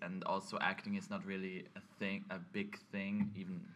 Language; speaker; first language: English; non-native, fluent; German